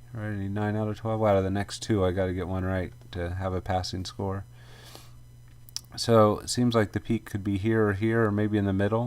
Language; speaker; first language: English; native; English